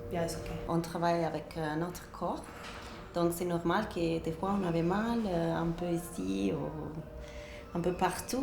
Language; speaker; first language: French; non-native, fluent; Italian